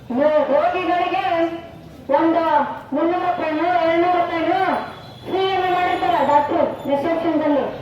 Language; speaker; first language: Kannada; native; Kannada